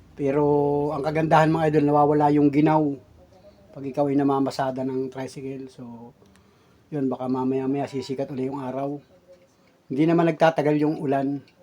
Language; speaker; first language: Filipino; native; Filipino